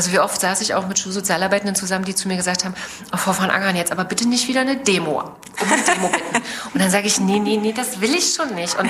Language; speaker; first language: German; native; German